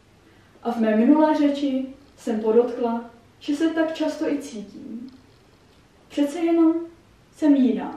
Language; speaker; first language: Czech; early bilingual, heritage; Czech